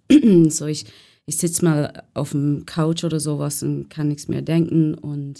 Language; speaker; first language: German; non-native, fluent; English